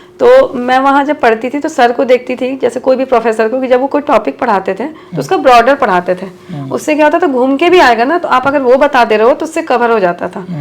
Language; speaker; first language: Hindi; native; Hindi